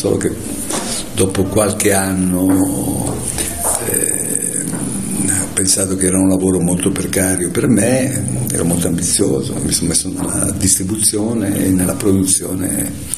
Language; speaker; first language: Italian; native; Italian